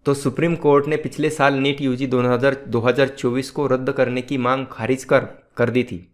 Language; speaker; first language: Hindi; non-native, local second language; Marathi